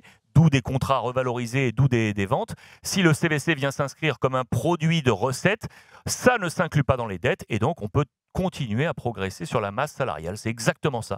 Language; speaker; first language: French; native; French